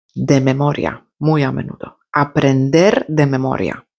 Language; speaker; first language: Spanish; non-native, fluent; Polish